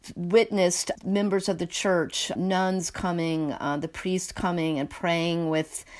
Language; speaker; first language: English; native; English